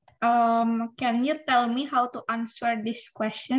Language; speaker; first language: English; non-native, learner; Indonesian